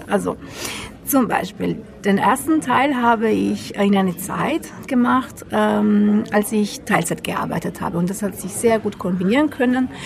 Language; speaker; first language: German; non-native, fluent; Italian